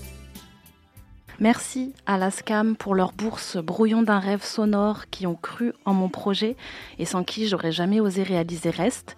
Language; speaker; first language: French; early bilingual, other home language; Khmer